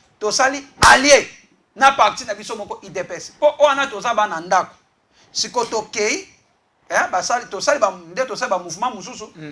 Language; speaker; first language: Lingala; native; Lingala